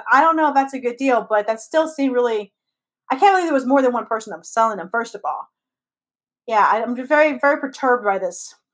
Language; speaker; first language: English; native; English